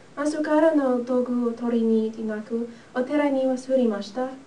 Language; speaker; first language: Japanese; non-native, learner; English